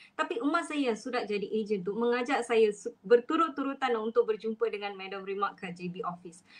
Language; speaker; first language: Malay; non-native, local second language; Tamil